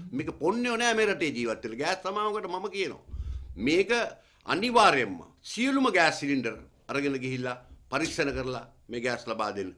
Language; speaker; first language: Sinhala; native; Sinhala